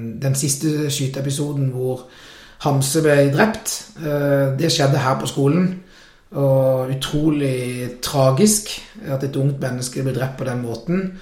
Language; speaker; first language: Norwegian; native; Norwegian